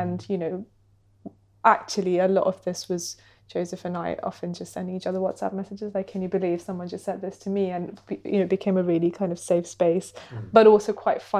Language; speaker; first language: English; non-native, local second language; Hindi